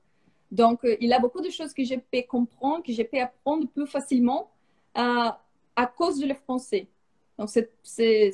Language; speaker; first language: French; non-native, fluent; Portuguese